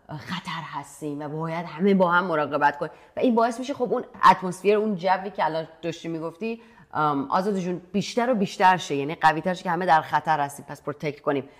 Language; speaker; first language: Persian; early bilingual, heritage; Persian